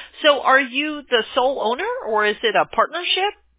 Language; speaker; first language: English; native; English